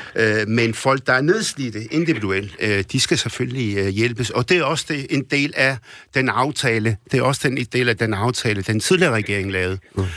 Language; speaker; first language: Danish; early bilingual, other home language; Arabic